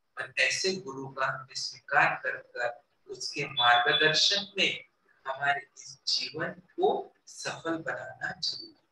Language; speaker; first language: Hindi; non-native, local second language; Marathi